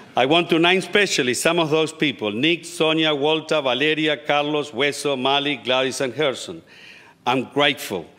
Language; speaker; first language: English; non-native, fluent; Spanish